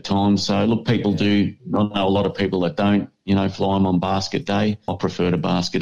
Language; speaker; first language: English; native; English